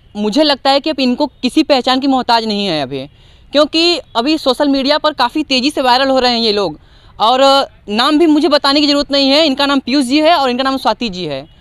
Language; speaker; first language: Hindi; native; Hindi